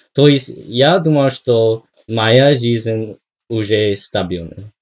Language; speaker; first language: Russian; non-native, fluent; English